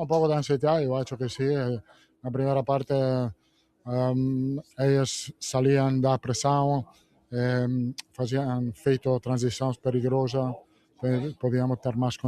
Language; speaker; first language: Portuguese; non-native, learner; Italian